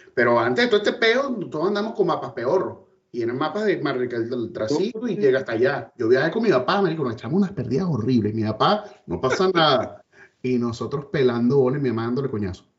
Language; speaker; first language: Spanish; native; Spanish